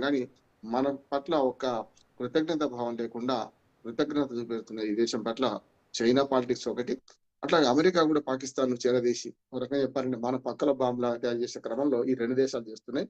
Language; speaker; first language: Telugu; native; Telugu